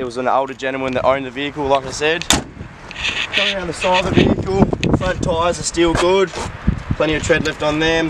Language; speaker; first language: English; native; English